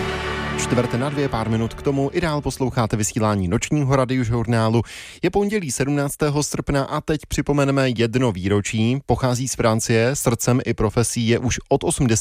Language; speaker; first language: Czech; native; Czech